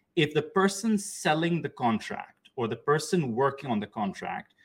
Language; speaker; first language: English; non-native, local second language; Urdu